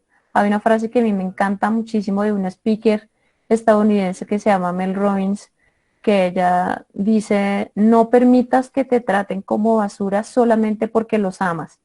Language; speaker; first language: Spanish; native; Spanish